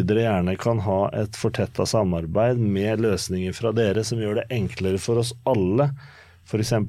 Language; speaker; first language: Norwegian; native; Norwegian